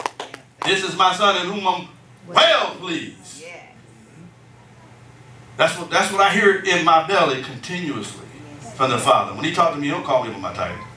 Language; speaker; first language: English; native; English